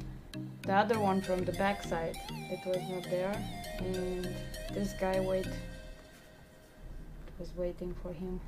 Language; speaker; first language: English; non-native, learner; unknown